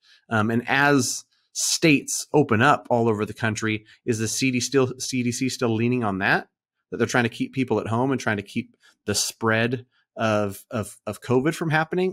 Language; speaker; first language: English; native; English